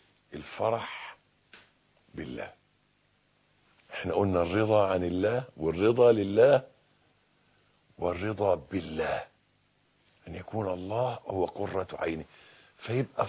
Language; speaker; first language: Arabic; native; Arabic